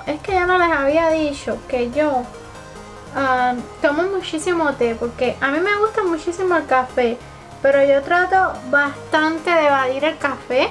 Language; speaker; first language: Spanish; native; Spanish